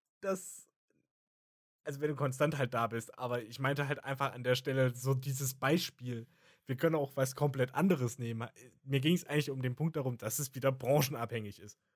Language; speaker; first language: German; native; German